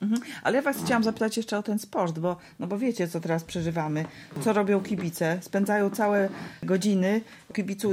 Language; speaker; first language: Polish; native; Polish